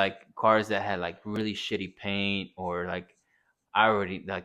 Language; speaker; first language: English; native; English